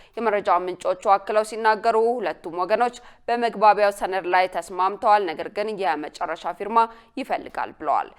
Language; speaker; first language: Amharic; native; Amharic